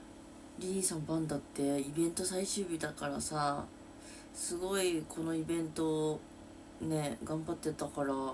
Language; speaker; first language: Japanese; native; Japanese